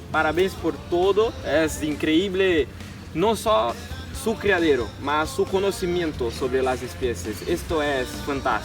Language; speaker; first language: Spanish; non-native, learner; Portuguese